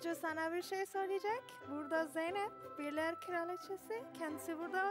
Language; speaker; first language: Turkish; non-native, learner; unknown